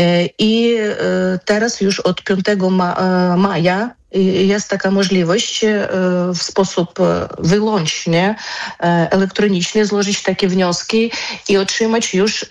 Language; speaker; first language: Polish; non-native, fluent; Ukrainian